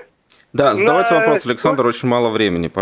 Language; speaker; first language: Russian; native; Russian